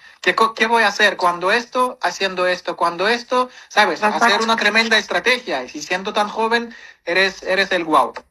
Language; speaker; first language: Spanish; non-native, fluent; Kazakh